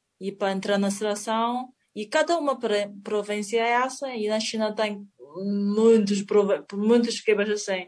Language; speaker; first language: Portuguese; non-native, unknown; Chinese